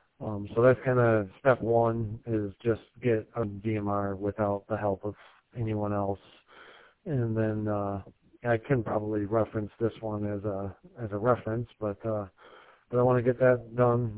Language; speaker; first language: English; native; English